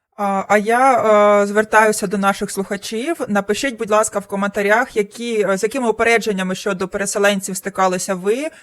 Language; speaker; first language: Ukrainian; non-native, local second language; Russian